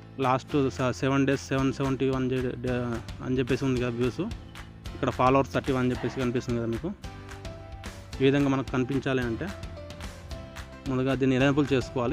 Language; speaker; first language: Telugu; native; Telugu